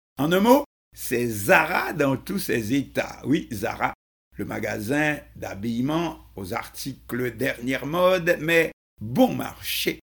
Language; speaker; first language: French; non-native, local second language; Haitian Creole